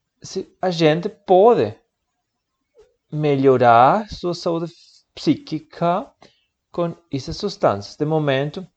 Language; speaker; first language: Portuguese; non-native, learner; Spanish